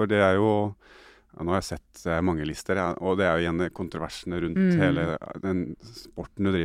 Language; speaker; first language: Norwegian; native; Norwegian